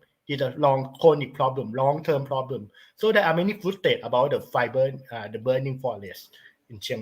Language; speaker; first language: English; non-native, learner; Thai